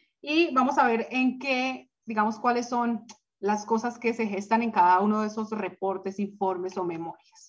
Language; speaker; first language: Spanish; native; Spanish